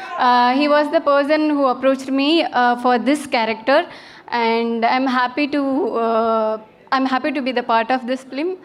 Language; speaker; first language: Telugu; non-native, learner; Tamil